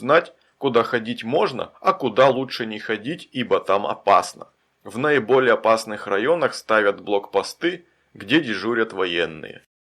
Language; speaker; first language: Russian; native; Russian